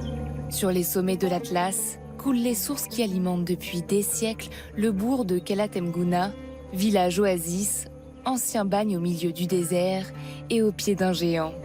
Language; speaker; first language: French; native; French